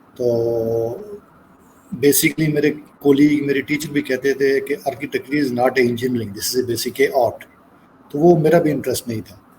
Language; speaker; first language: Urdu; non-native, local second language; Punjabi